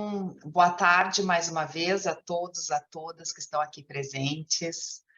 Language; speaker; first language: Portuguese; native; Portuguese